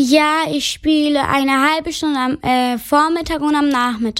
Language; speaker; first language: German; early bilingual, other home language; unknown